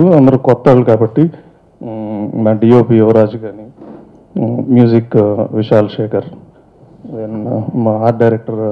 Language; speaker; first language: Telugu; native; Telugu